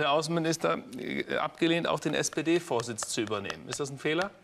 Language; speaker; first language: German; native; German